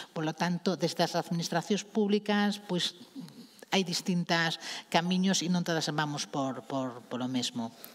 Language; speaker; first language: Galician; non-native, local second language; Spanish